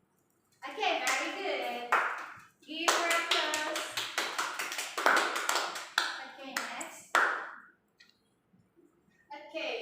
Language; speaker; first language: English; non-native, learner; Indonesian